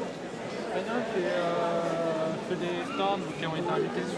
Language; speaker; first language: French; native; French